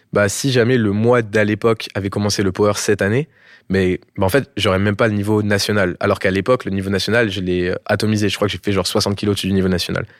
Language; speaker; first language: French; native; French